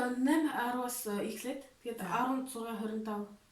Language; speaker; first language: Mongolian; early bilingual, heritage; Mongolian